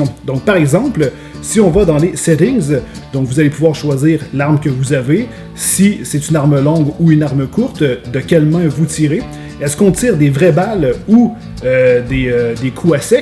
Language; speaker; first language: French; native; French